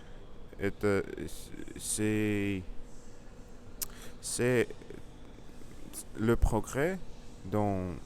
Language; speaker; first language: French; non-native, learner; Russian